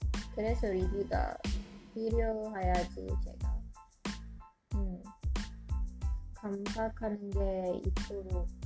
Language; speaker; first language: Korean; non-native, learner; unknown